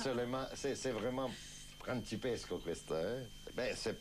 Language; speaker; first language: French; non-native, fluent; Italian